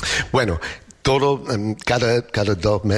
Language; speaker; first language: Spanish; non-native, fluent; English